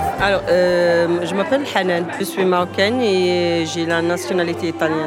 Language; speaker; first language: French; non-native, learner; Arabic